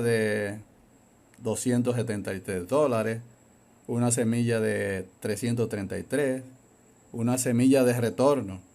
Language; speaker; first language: Spanish; native; Spanish